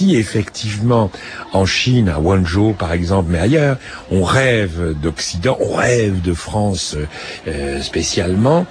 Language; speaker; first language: French; native; French